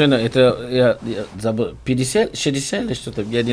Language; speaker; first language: Russian; non-native, learner; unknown